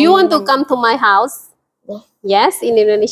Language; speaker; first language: English; non-native, learner; Indonesian